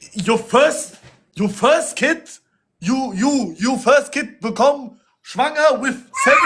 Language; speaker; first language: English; non-native, learner; German